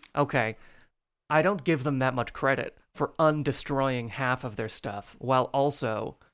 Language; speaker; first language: English; native; English